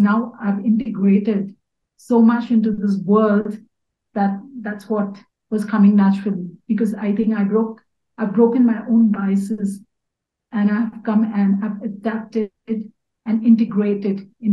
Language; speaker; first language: English; non-native, local second language; Kachhi